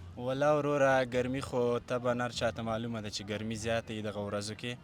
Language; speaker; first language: Pashto; native; Pashto